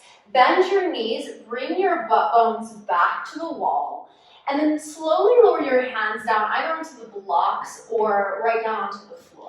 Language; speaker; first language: English; native; English